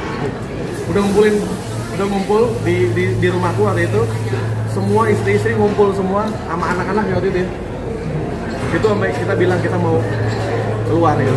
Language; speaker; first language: Indonesian; native; Indonesian